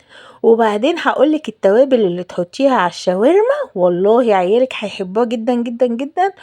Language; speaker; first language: Arabic; native; Arabic